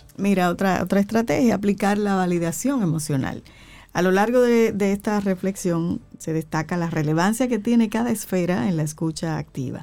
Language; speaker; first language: Spanish; native; Spanish